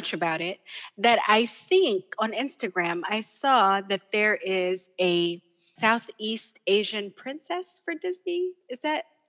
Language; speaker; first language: English; non-native, local second language; Pampanga